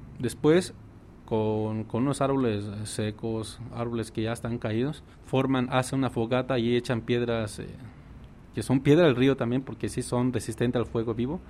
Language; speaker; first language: Spanish; non-native, local second language; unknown